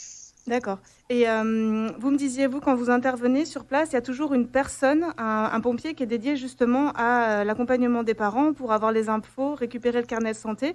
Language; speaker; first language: French; native; French